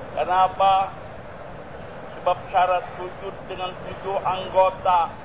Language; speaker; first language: Indonesian; non-native, local second language; Banjar